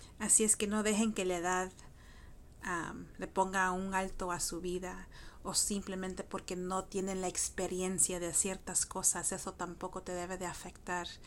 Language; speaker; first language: Spanish; early bilingual, heritage; Spanish